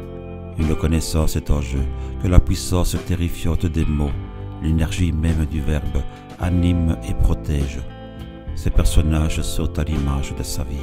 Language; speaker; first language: French; native; French